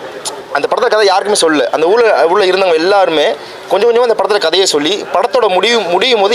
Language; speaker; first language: Tamil; native; Tamil